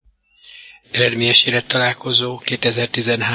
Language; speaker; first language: Hungarian; native; Hungarian